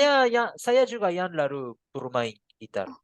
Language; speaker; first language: Indonesian; non-native, learner; Japanese